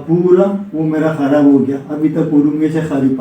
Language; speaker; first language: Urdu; non-native, local second language; Pashto